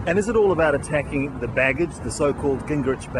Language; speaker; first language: English; native; English